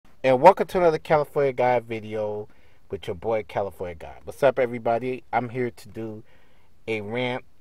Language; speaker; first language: English; native; English